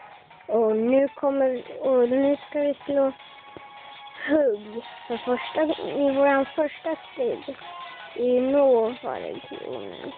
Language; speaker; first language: Swedish; native; Swedish